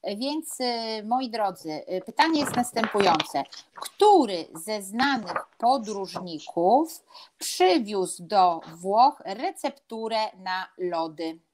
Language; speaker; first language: Polish; native; Polish